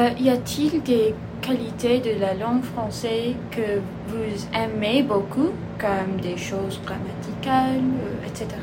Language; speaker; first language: French; non-native, learner; English